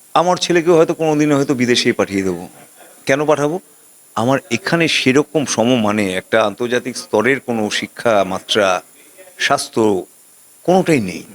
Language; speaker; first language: Bangla; native; Bangla